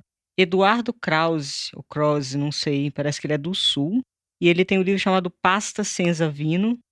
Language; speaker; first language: Portuguese; native; Portuguese